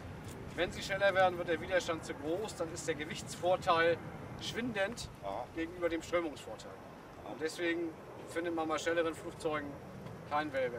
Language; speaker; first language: German; native; German